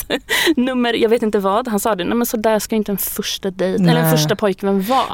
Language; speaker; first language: Swedish; native; Swedish